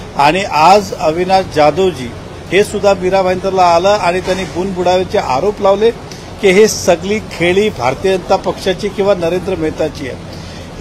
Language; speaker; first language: Marathi; non-native, local second language; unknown